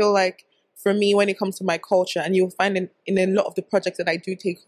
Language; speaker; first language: English; non-native, local second language; Yoruba